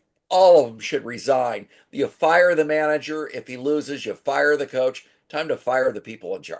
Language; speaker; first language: English; native; English